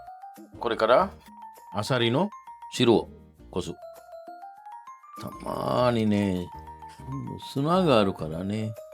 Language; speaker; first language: Japanese; non-native, fluent; Italian